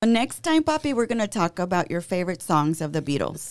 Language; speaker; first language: English; early bilingual, other home language; Spanish